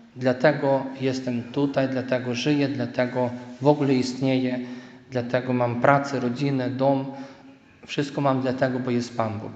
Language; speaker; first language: Polish; native; Polish